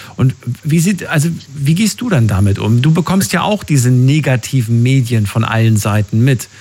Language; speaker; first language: German; native; German